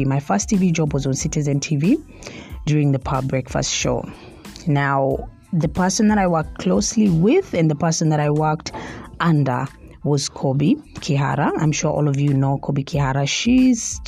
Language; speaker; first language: English; non-native, local second language; Swahili